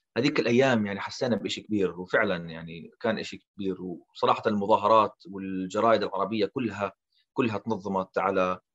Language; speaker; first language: Arabic; early bilingual, heritage; Arabic